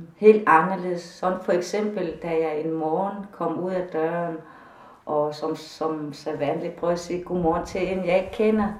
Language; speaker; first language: Danish; non-native, local second language; Kalaallisut